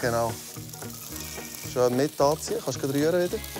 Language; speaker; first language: German; native; German